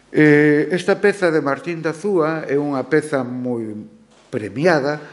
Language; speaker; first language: Galician; non-native, local second language; Spanish